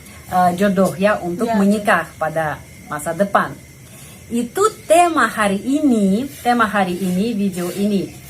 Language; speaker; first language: Indonesian; non-native, fluent; Russian